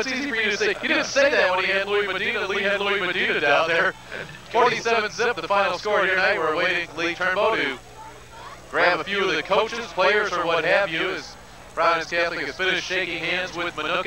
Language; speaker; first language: English; native; English